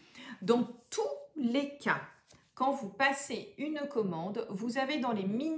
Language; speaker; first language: French; native; French